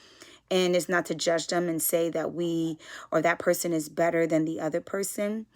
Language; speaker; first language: English; native; English